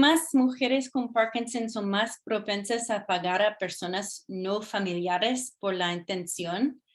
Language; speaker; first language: Spanish; non-native, fluent; English